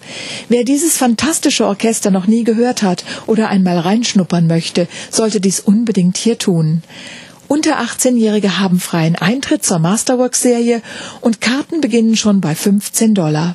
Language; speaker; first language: German; native; German